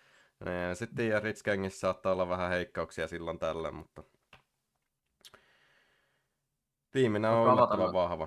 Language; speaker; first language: Finnish; native; Finnish